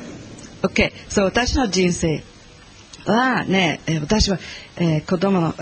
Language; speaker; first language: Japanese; non-native, learner; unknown